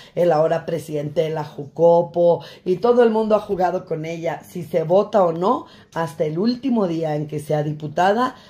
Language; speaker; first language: Spanish; native; Spanish